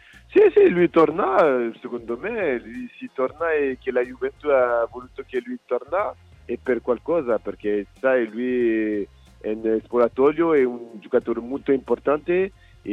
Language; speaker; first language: Italian; non-native, fluent; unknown